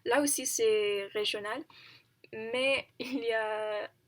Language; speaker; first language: French; non-native, fluent; English